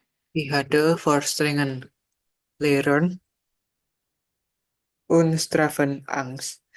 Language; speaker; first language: German; non-native, learner; Indonesian